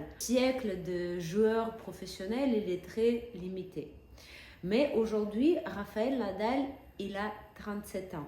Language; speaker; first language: French; non-native, fluent; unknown